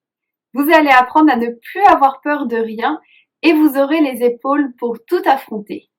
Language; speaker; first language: French; native; French